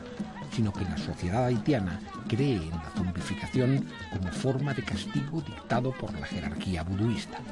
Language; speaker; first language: Spanish; native; Spanish